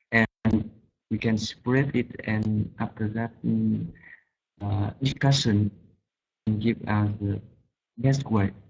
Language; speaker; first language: English; non-native, learner; Vietnamese